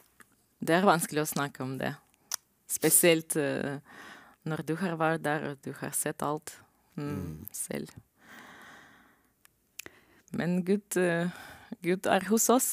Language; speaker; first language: Norwegian; non-native, learner; Romanian